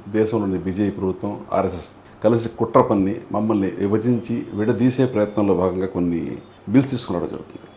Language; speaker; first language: Telugu; native; Telugu